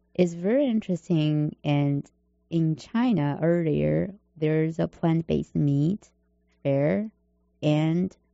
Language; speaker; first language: English; non-native, learner; Chinese